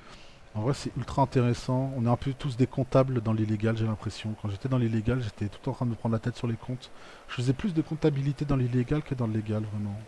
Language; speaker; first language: French; native; French